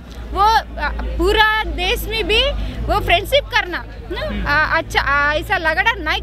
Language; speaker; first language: Hindi; non-native, local second language; Telugu